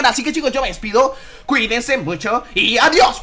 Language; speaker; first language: Spanish; native; Spanish